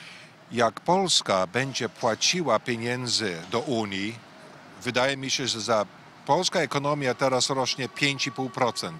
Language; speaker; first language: Polish; early bilingual, heritage; English